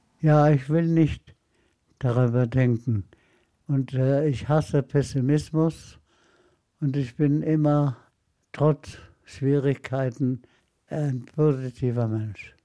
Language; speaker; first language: German; non-native, fluent; Arabic